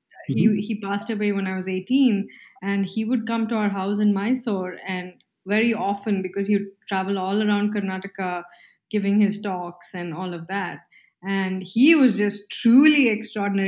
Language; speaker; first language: English; non-native, local second language; Kannada